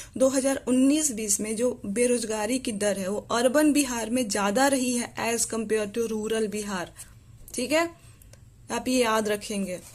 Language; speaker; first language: Hindi; native; Hindi